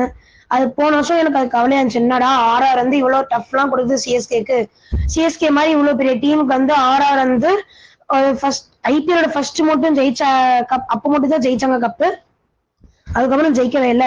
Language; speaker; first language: Tamil; native; Tamil